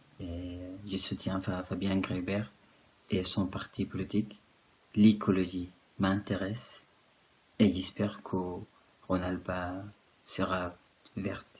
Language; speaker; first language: French; non-native, fluent; Arabic